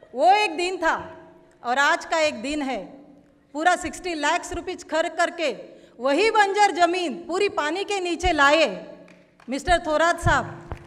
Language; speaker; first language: Hindi; non-native, local second language; Marathi